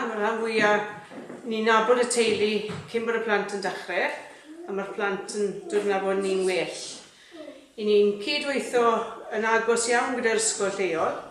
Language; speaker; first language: Welsh; native; Welsh